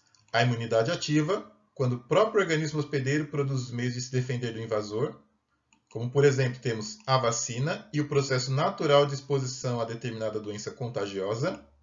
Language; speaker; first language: Portuguese; native; Portuguese